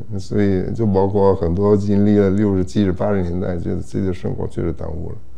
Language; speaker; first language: Chinese; non-native, fluent; Italian